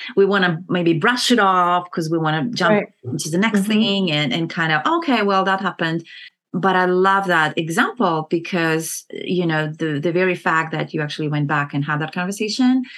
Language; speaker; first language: English; non-native, fluent; Kazakh